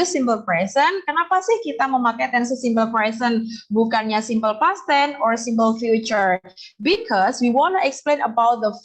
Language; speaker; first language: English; non-native, learner; Indonesian